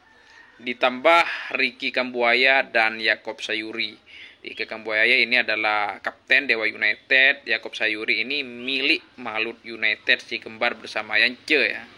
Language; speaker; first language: Indonesian; native; Indonesian